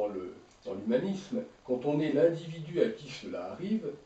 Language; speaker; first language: French; native; French